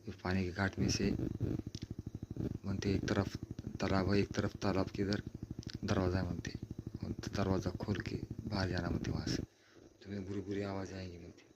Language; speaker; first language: Hindi; non-native, local second language; Marathi